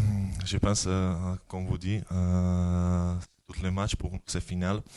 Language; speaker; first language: French; non-native, learner; Georgian